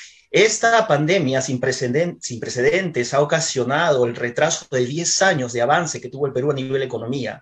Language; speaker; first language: Spanish; native; Spanish